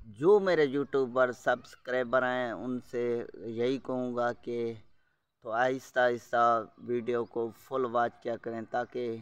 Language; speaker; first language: Urdu; non-native, fluent; Saraiki